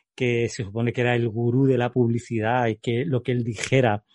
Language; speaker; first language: Spanish; native; Spanish